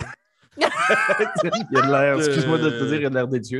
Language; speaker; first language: French; early bilingual, other home language; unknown